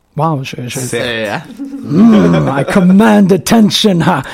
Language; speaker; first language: French; native; French